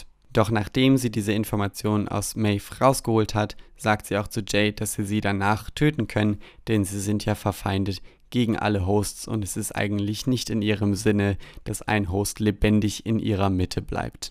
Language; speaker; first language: German; native; German